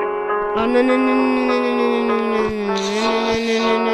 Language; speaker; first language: French; native; French